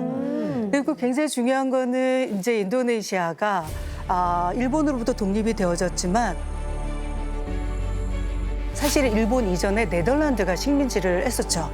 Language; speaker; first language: Korean; native; Korean